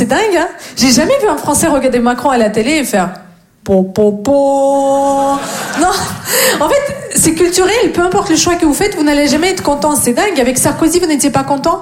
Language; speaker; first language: French; non-native, fluent; Russian